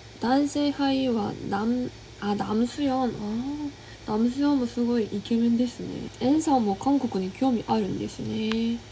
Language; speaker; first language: Japanese; non-native, fluent; Korean